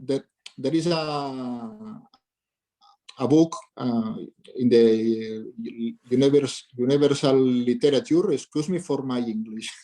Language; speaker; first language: English; non-native, learner; Catalan